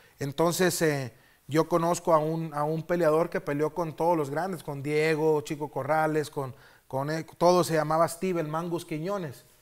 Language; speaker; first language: Spanish; early bilingual, heritage; Spanish